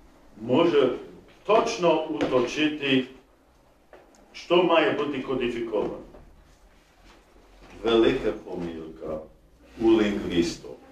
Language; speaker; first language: Ukrainian; non-native, learner; English